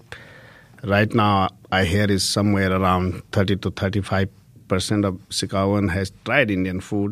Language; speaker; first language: English; non-native, local second language; Hindi